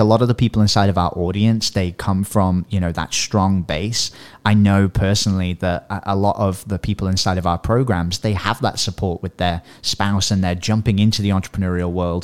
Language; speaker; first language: English; native; English